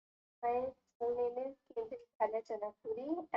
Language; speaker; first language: English; non-native, learner; Hindi